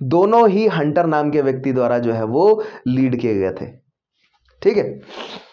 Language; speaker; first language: Hindi; native; Hindi